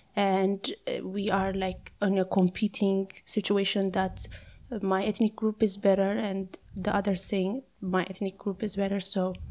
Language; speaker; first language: English; non-native, fluent; Amharic